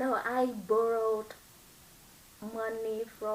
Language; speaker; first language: English; non-native, learner; Vietnamese